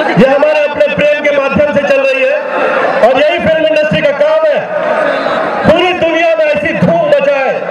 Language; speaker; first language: Hindi; native; Hindi